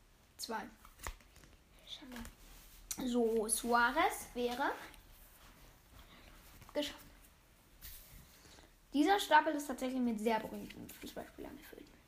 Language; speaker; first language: German; native; German